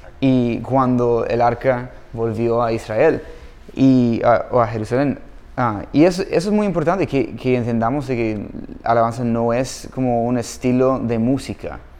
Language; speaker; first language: Spanish; non-native, fluent; English